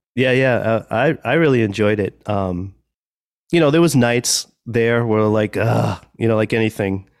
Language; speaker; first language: English; native; English